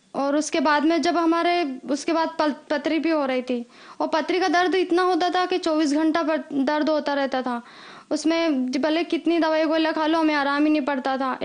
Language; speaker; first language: Hindi; native; Hindi